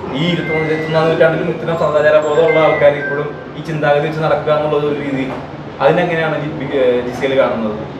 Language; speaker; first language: Malayalam; native; Malayalam